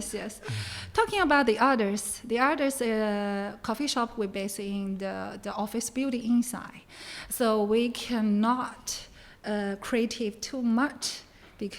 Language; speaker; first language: English; non-native, learner; Chinese